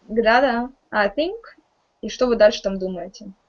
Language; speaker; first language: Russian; native; Russian